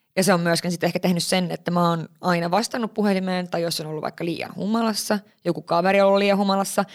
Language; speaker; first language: Finnish; early bilingual, heritage; Finnish